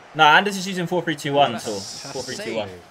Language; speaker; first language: English; native; English